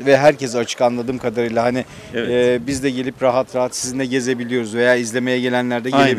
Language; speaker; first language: Turkish; native; Turkish